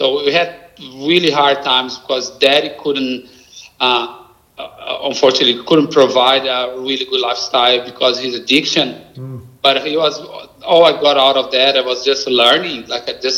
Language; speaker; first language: English; non-native, fluent; Portuguese